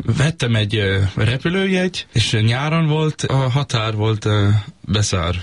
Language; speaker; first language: Hungarian; non-native, learner; Danish